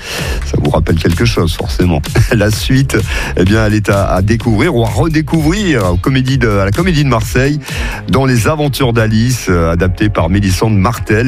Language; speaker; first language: French; native; French